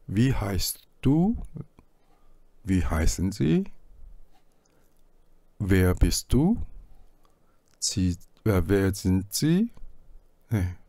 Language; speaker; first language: German; non-native, fluent; Korean